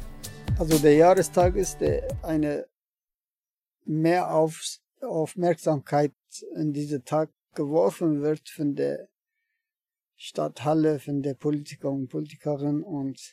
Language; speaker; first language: German; non-native, learner; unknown